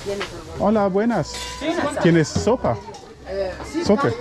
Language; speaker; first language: Spanish; non-native, learner; German